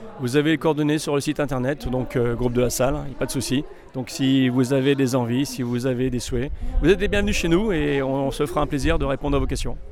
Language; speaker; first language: French; native; French